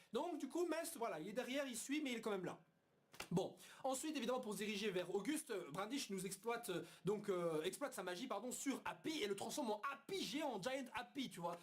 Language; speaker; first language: French; native; French